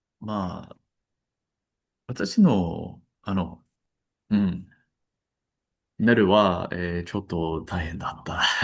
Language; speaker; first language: Japanese; non-native, learner; English